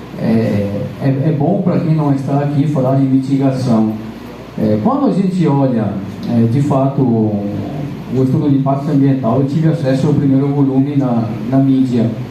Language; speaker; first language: Portuguese; non-native, fluent; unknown